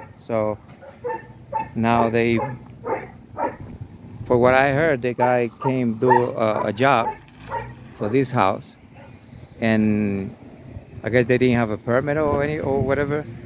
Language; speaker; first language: English; non-native, fluent; Spanish